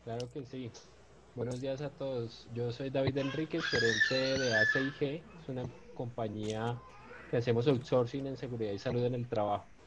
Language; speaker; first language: Spanish; native; Spanish